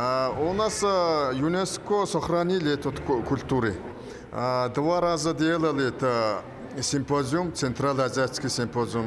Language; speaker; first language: Russian; non-native, learner; Mongolian